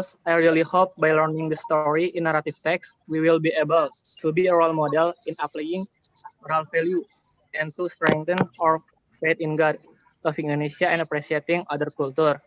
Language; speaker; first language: English; non-native, learner; Indonesian